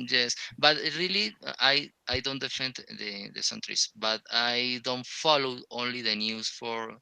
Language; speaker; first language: English; non-native, learner; Spanish